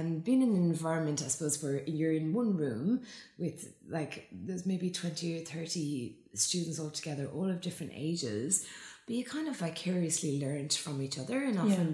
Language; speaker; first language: English; native; English